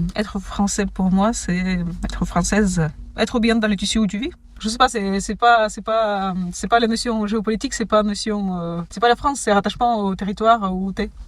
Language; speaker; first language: French; non-native, fluent; Ukrainian